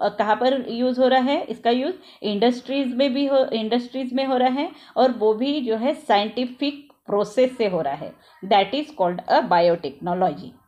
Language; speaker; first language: Hindi; non-native, local second language; Marathi